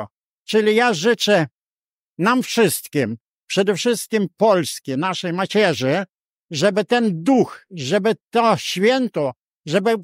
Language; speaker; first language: Polish; early bilingual, heritage; Polish